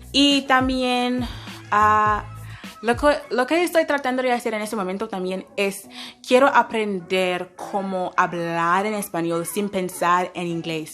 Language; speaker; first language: Spanish; non-native, fluent; English